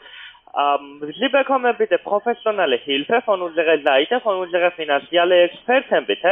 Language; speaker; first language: German; non-native, learner; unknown